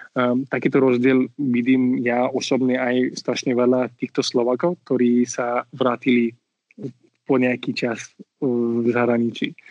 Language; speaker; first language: Slovak; non-native, fluent; Marathi